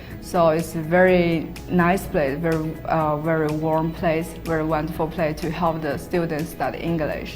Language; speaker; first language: English; non-native, learner; Chinese